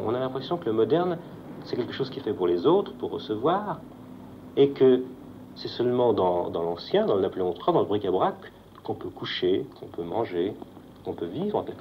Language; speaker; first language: French; native; French